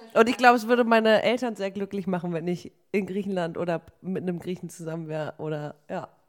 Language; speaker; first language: German; native; German